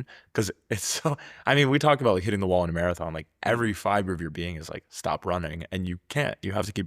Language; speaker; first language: English; native; English